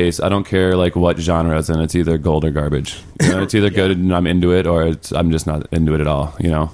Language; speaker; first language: English; native; English